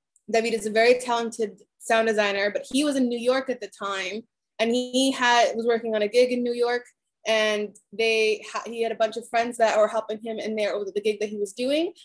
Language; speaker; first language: English; early bilingual, other home language; Spanish